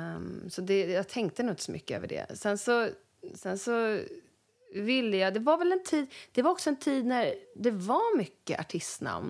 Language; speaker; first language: Swedish; native; Swedish